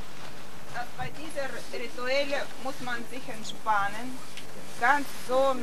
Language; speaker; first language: German; non-native, fluent; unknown